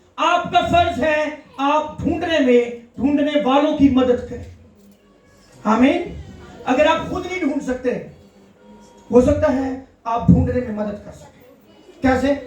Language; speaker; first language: Urdu; non-native, local second language; Punjabi